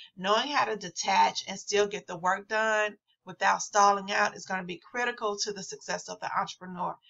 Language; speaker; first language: English; native; English